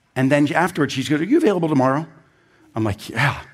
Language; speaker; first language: English; native; English